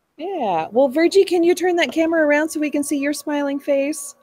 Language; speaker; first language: English; native; English